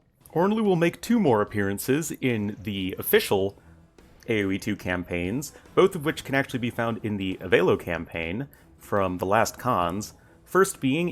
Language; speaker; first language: English; native; English